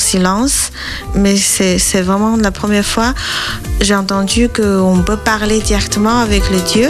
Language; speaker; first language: French; non-native, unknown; Chinese